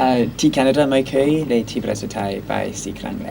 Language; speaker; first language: Thai; non-native, learner; English